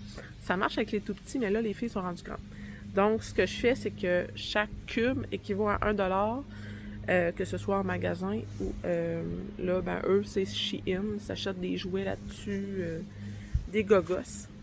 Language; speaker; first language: French; native; French